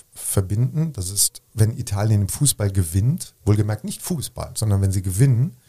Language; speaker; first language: German; native; German